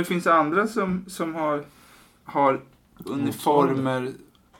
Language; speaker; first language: Swedish; native; Swedish